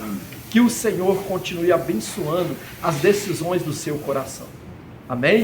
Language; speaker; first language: Portuguese; native; Portuguese